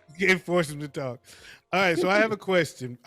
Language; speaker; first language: English; native; English